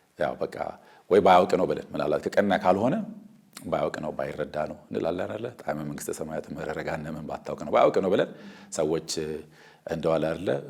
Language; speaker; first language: Amharic; native; Amharic